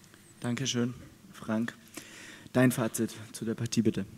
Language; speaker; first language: German; native; German